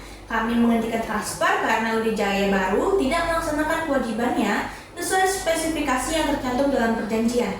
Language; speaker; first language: Indonesian; native; Indonesian